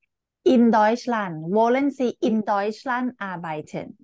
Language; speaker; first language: German; non-native, fluent; Thai